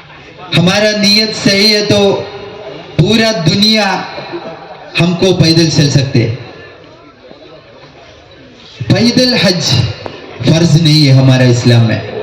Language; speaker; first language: Hindi; non-native, local second language; Malayalam